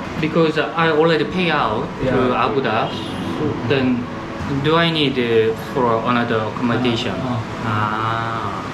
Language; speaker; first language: English; non-native, learner; Korean